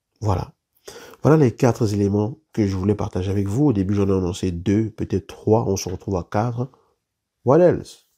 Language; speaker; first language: French; native; French